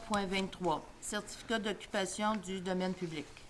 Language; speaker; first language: French; native; French